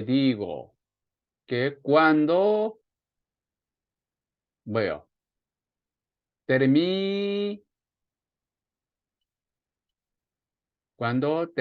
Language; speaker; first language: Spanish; non-native, fluent; Korean